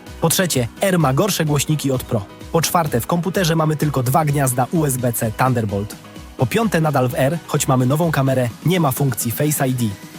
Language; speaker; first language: Polish; native; Polish